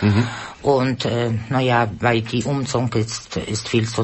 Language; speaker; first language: German; non-native, learner; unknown